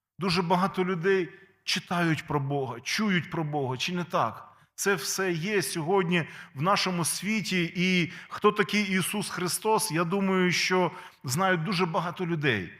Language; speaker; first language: Ukrainian; non-native, local second language; Russian